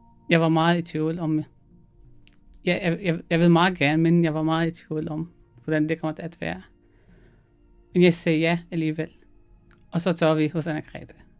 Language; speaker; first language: Danish; non-native, fluent; Arabic